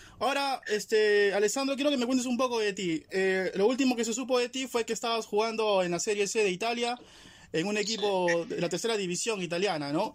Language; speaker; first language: Spanish; native; Spanish